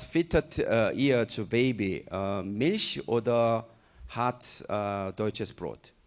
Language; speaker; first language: German; non-native, fluent; Korean